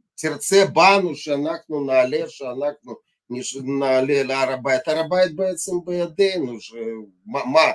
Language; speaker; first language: Hebrew; non-native, fluent; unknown